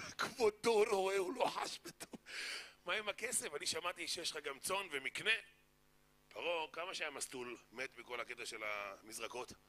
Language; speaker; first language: Hebrew; native; Hebrew